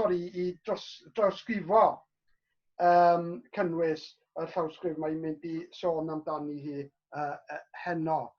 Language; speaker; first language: Welsh; native; Welsh